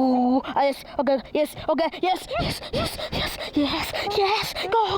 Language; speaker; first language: English; non-native, learner; Mongolian